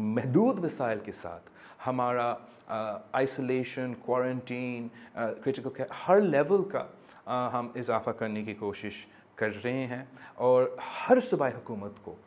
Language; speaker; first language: Urdu; non-native, local second language; English